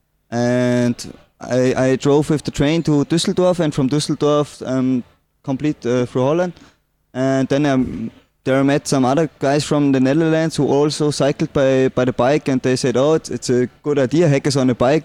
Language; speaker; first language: English; non-native, fluent; German